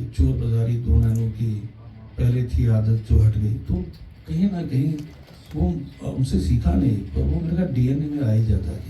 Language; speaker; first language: Hindi; early bilingual, heritage; Hindi